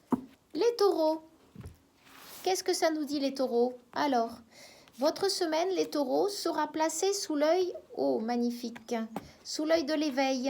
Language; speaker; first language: French; native; French